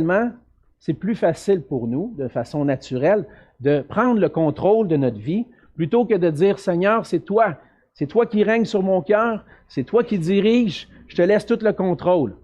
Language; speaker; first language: French; native; French